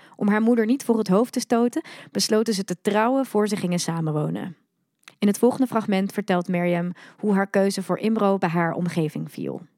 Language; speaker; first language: Dutch; early bilingual, other home language; Arabic